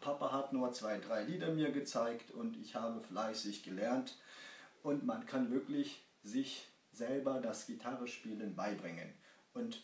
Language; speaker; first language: German; early bilingual, other home language; Kurdish